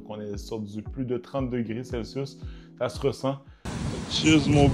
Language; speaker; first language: French; native; French